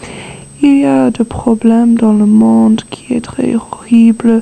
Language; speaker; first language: French; non-native, learner; English